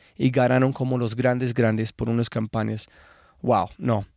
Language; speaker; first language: Spanish; non-native, learner; English